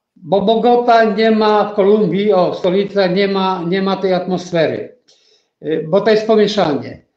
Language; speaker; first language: Polish; native; Polish